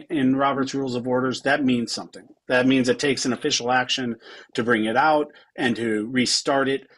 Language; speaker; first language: English; native; English